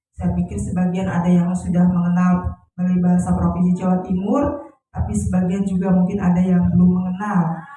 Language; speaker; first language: Indonesian; non-native, local second language; Sundanese